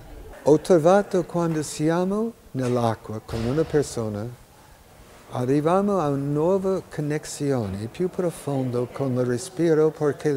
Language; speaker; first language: Italian; non-native, learner; English